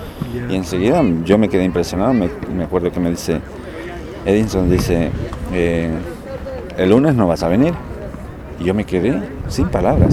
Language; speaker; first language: Spanish; native; Spanish